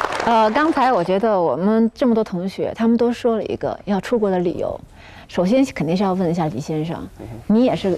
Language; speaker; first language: Chinese; native; Chinese